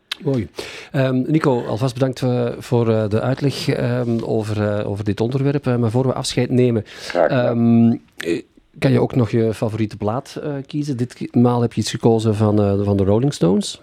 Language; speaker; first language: Dutch; native; Dutch